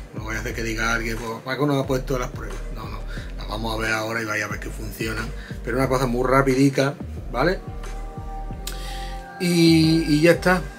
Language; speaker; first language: Spanish; native; Spanish